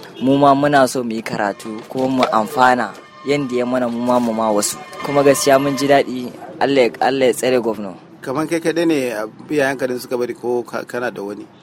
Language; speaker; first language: Hausa; native; Hausa